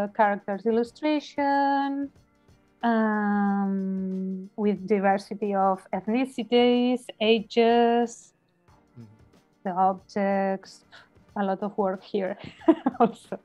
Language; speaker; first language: English; non-native, learner; Spanish